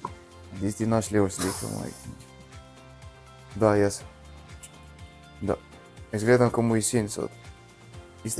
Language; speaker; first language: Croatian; non-native, learner; Arabic